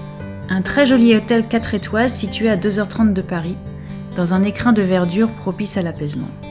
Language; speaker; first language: French; native; French